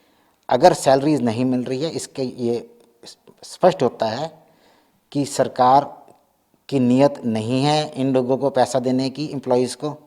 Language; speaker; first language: Hindi; native; Hindi